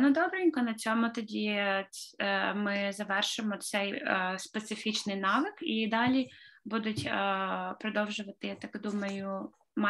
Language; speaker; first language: Ukrainian; native; Ukrainian